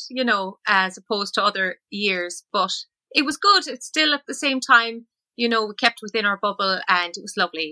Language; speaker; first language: English; native; English